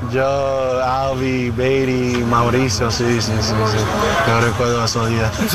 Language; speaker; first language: Spanish; early bilingual, heritage; Spanish